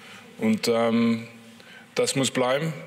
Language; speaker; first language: German; non-native, fluent; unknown